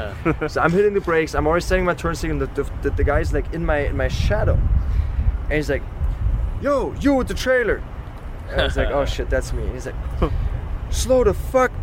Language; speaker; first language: English; non-native, fluent; German